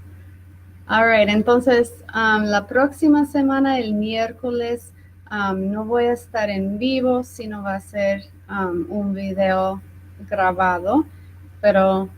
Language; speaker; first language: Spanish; non-native, fluent; English